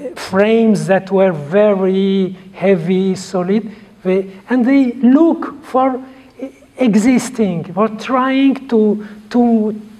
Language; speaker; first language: English; non-native, fluent; Arabic